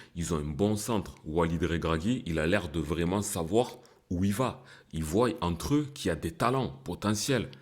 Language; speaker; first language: French; early bilingual, other home language; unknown